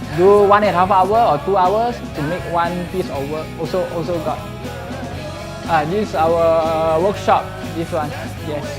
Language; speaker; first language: English; non-native, local second language; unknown